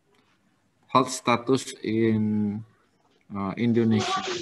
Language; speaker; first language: English; non-native, learner; Indonesian